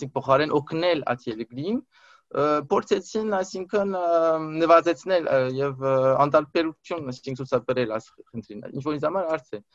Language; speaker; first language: Armenian; early bilingual, heritage; Armenian